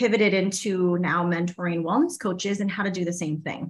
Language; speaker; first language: English; native; English